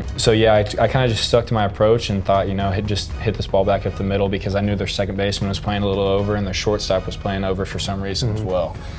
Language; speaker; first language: English; native; English